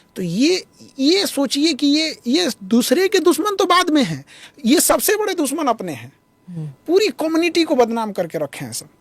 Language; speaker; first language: Hindi; native; Hindi